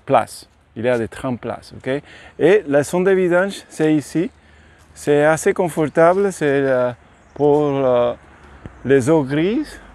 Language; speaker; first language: French; non-native, learner; Spanish